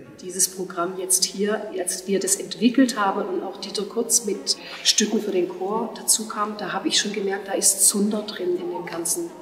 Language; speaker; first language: German; native; German